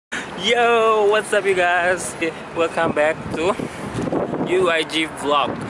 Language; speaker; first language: English; non-native, learner; Indonesian